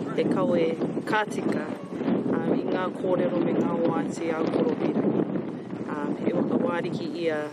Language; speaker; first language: Māori; native; Māori